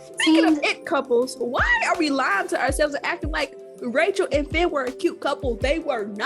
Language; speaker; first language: English; native; English